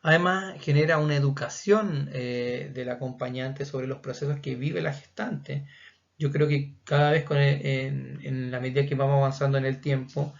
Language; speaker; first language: Spanish; native; Spanish